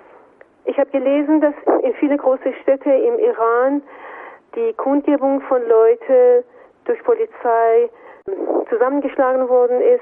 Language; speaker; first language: German; non-native, fluent; Persian